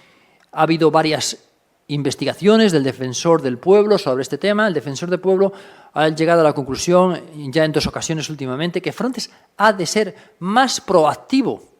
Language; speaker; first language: Spanish; native; Spanish